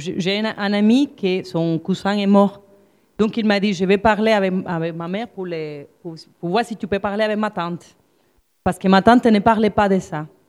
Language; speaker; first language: French; non-native, fluent; Spanish